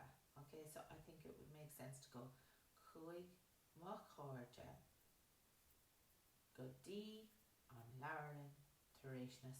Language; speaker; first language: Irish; non-native, local second language; English